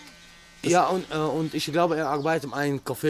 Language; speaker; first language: German; non-native, learner; Arabic